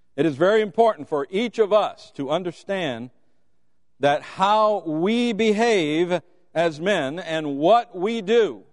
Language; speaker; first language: English; native; English